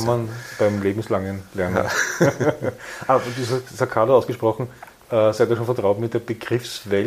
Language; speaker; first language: German; native; German